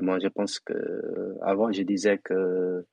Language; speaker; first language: French; non-native, fluent; Kabuverdianu